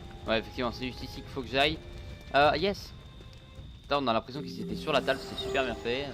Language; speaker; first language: French; native; French